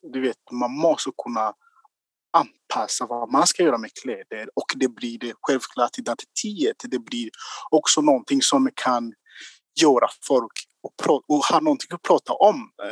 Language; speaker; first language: Swedish; non-native, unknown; Kinyarwanda